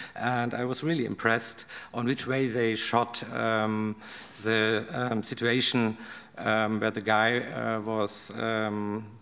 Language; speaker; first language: English; non-native, learner; German